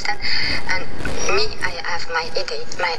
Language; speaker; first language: English; non-native, fluent; French